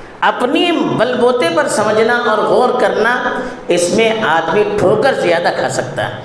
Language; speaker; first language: Urdu; non-native, local second language; Konkani